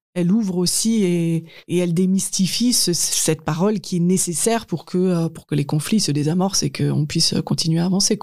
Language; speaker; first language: French; native; French